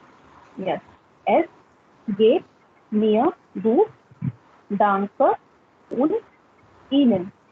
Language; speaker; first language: German; non-native, learner; Hindi